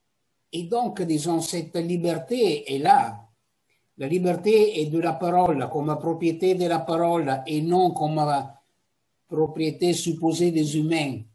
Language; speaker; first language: French; non-native, fluent; Italian